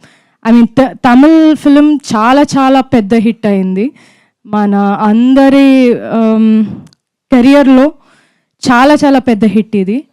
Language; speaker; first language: Telugu; non-native, fluent; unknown